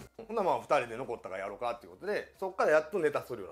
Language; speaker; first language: Japanese; native; Japanese